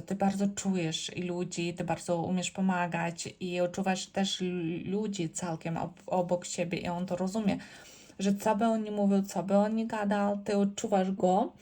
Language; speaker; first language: Polish; non-native, learner; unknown